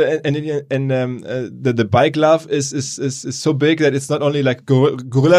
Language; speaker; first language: English; non-native, fluent; German